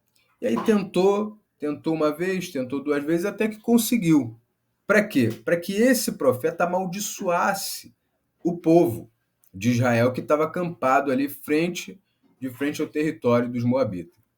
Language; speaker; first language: Portuguese; native; Portuguese